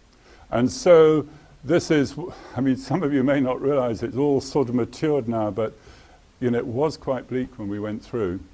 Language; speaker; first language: English; native; English